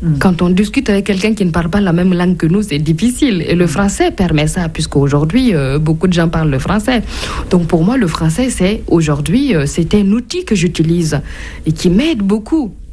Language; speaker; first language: French; non-native, local second language; Mossi